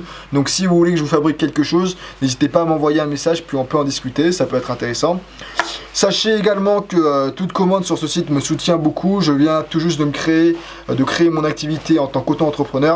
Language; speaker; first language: French; native; French